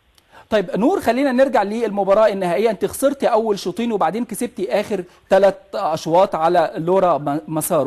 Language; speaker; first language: Arabic; native; Arabic